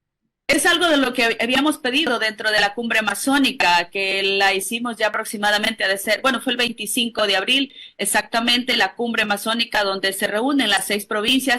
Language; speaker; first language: Spanish; native; Spanish